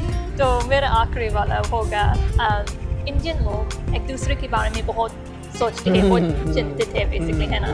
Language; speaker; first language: Hindi; non-native, learner; English